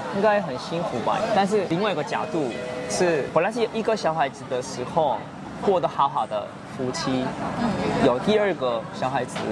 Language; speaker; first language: Chinese; non-native, fluent; Korean